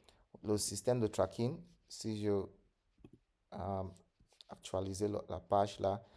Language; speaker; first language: French; non-native, fluent; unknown